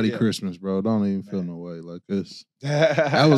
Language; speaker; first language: English; native; English